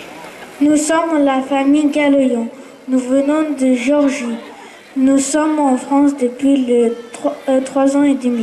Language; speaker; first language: French; non-native, learner; Georgian